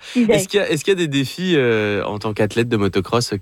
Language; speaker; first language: French; native; French